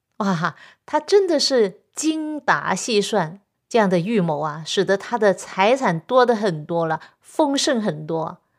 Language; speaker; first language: Chinese; non-native, local second language; Cantonese